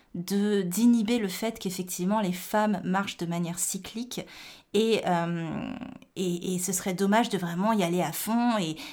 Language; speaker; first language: French; native; French